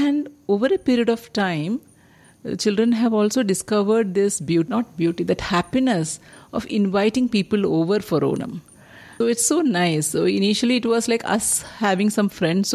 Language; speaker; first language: English; non-native, local second language; Malayalam